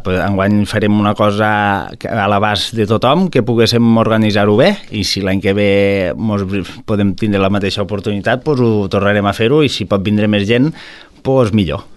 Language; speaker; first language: Catalan; native; Catalan